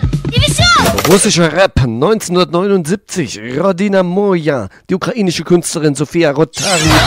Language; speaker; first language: German; native; German